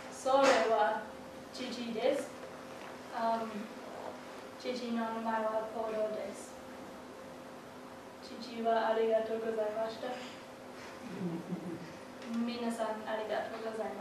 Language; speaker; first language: Japanese; non-native, learner; English